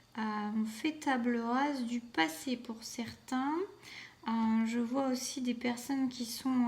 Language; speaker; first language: French; native; French